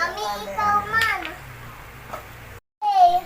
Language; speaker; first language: Filipino; non-native, local second language; Cebuano